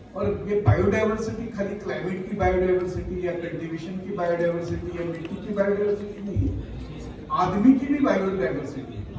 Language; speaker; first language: Hindi; non-native, local second language; Marathi